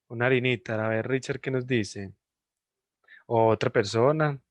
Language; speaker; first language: Spanish; native; Spanish